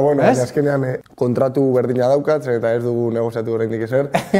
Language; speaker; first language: Basque; non-native, local second language; Spanish